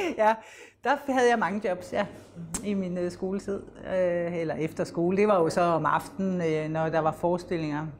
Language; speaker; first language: Danish; native; Danish